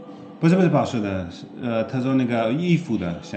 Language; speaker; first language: Chinese; non-native, learner; Hindi